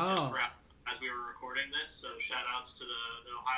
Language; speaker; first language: English; native; English